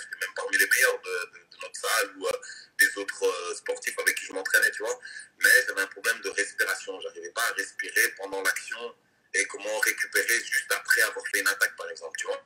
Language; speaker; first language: French; native; French